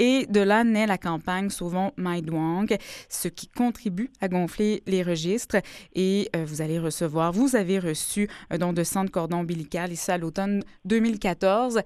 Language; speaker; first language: French; native; French